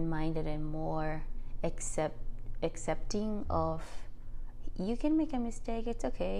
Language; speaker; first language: English; non-native, fluent; Spanish